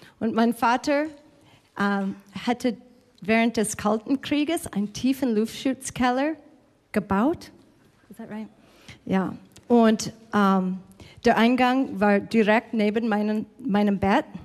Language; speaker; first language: German; non-native, learner; English